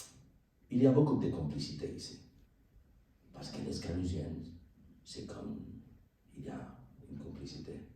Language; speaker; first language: French; non-native, learner; Spanish